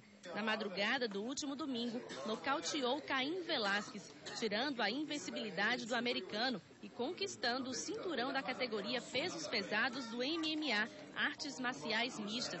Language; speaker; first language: Portuguese; native; Portuguese